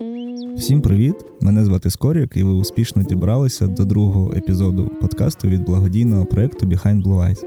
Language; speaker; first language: Ukrainian; native; Ukrainian